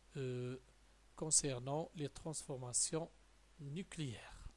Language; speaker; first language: French; non-native, local second language; Arabic